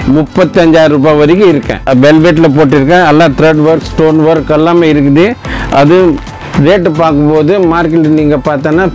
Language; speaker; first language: Tamil; non-native, local second language; Hindi